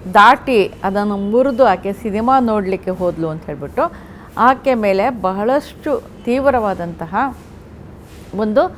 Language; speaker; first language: Kannada; non-native, local second language; Urdu